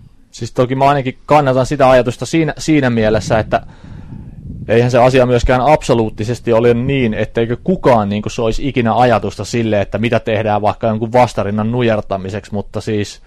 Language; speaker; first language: Finnish; native; Finnish